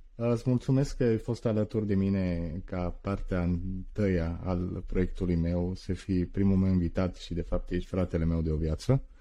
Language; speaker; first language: Romanian; early bilingual, heritage; Romanian